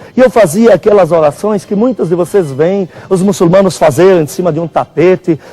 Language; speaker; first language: Portuguese; non-native, fluent; Arabic